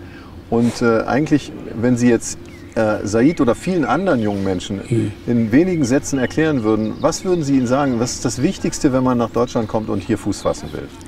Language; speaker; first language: German; native; German